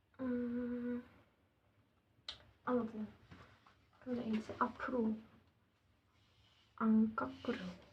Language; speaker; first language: Korean; non-native, learner; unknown